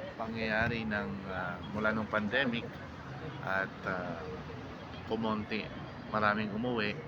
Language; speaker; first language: Filipino; native; Filipino